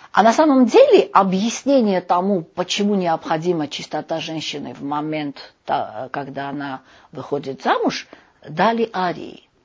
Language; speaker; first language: Russian; non-native, local second language; Armenian